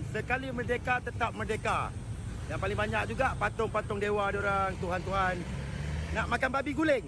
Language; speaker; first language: Malay; native; Malay